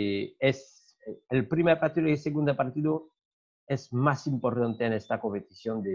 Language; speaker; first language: Spanish; non-native, learner; French